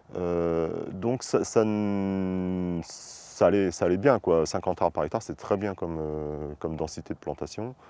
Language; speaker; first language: French; native; French